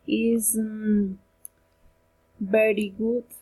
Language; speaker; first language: English; non-native, learner; Spanish